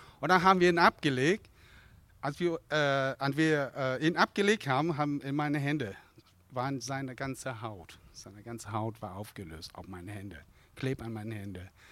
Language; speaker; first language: German; non-native, fluent; Vietnamese